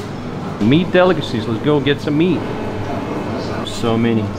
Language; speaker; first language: English; non-native, fluent; Russian